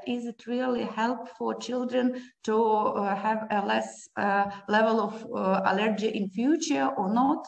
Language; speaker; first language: English; non-native, learner; Ukrainian